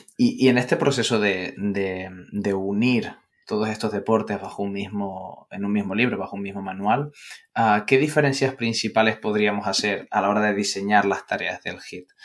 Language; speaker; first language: Spanish; native; Spanish